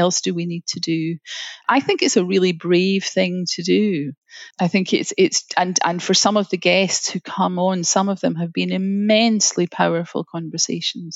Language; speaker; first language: English; native; English